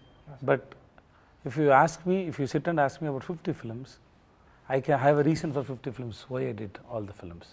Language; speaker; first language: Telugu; non-native, learner; Tamil